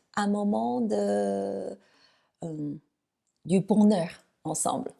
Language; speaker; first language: French; non-native, fluent; Chinese